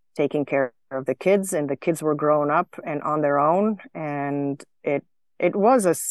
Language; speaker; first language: English; non-native, fluent; Slovenian